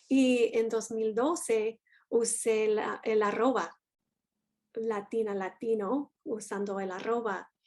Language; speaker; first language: Spanish; non-native, fluent; English